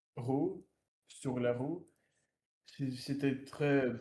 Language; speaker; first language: French; non-native, learner; Russian